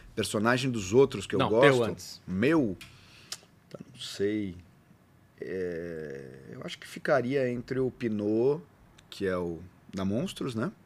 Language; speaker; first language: Portuguese; native; Portuguese